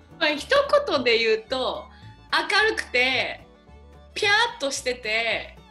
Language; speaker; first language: Japanese; native; Japanese